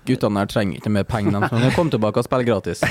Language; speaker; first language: Norwegian; native; Norwegian